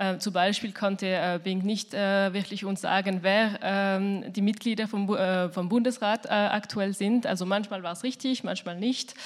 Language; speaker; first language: German; non-native, fluent; French